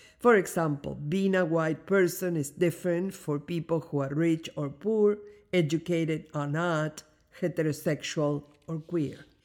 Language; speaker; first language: English; non-native, fluent; Spanish